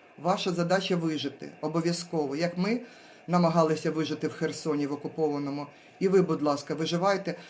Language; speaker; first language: Ukrainian; native; Ukrainian